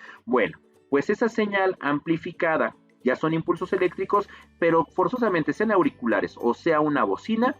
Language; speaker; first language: Spanish; native; Spanish